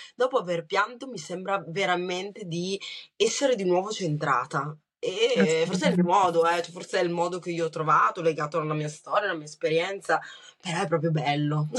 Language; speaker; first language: Italian; early bilingual, other home language; Kinyarwanda